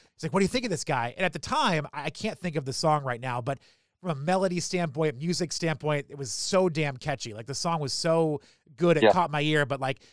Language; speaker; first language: English; native; English